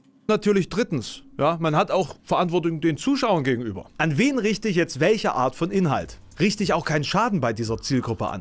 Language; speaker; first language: German; native; German